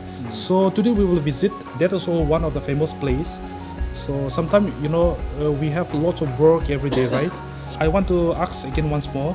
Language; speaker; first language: English; non-native, learner; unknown